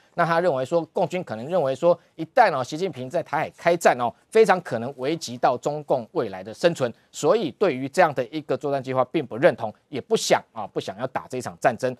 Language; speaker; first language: Chinese; native; Chinese